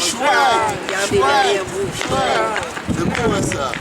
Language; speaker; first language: French; native; French